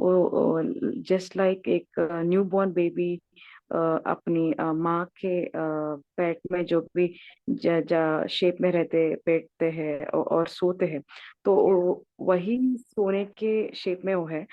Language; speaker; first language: Hindi; native; Hindi